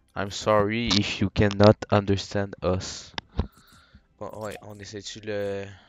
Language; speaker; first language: English; non-native, learner; French